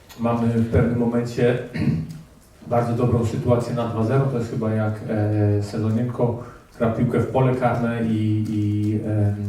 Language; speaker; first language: Polish; early bilingual, heritage; Polish